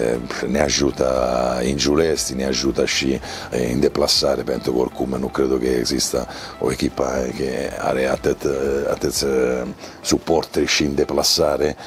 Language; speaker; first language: Romanian; non-native, learner; Italian